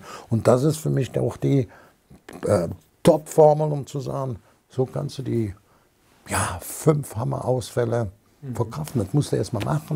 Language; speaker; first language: German; native; German